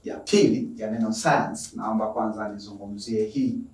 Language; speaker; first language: English; non-native, local second language; Swahili